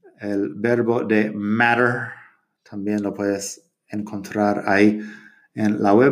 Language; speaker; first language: Spanish; non-native, fluent; English